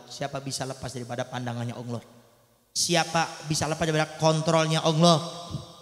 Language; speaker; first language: Indonesian; native; Indonesian